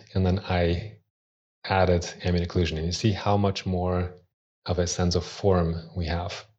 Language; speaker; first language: English; early bilingual, other home language; Swiss German